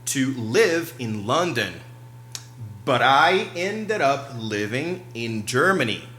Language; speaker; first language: English; non-native, fluent; Portuguese